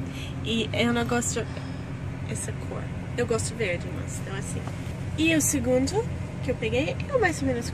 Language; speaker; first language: Portuguese; non-native, fluent; English